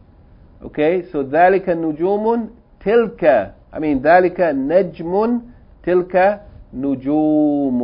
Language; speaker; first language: Arabic; non-native, fluent; English